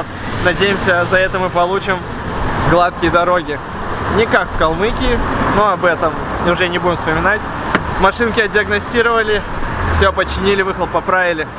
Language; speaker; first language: Russian; native; Russian